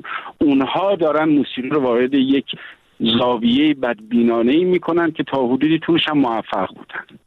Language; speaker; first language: Persian; native; Persian